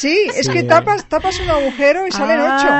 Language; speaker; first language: Spanish; native; Spanish